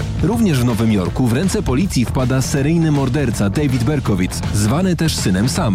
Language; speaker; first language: Polish; native; Polish